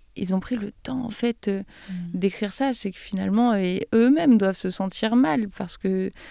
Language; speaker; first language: French; native; French